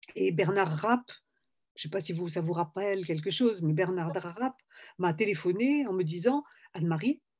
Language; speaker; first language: French; native; French